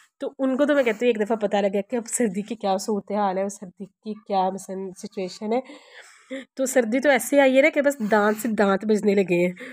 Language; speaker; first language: Urdu; non-native, local second language; Punjabi